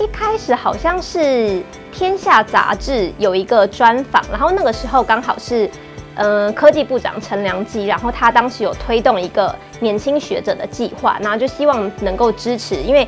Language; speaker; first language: Chinese; native; Chinese